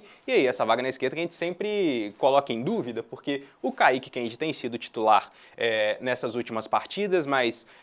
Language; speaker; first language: Portuguese; native; Portuguese